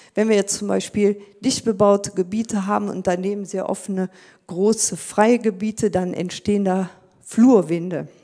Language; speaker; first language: German; native; German